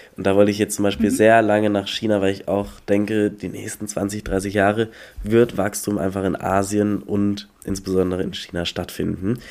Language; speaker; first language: German; native; German